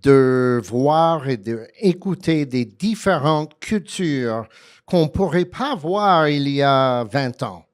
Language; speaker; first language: French; early bilingual, heritage; French